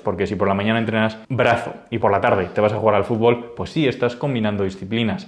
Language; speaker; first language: Spanish; native; Spanish